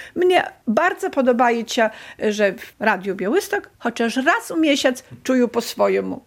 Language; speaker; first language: Polish; non-native, local second language; Belarusian